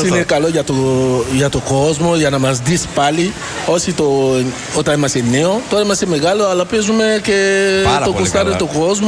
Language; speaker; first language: Greek; non-native, learner; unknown